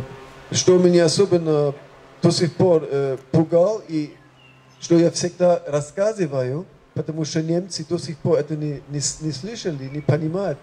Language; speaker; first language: Russian; non-native, fluent; German